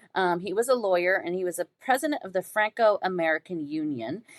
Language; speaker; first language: English; native; English